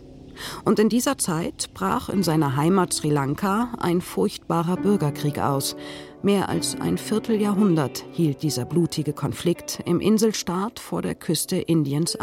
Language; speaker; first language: German; native; German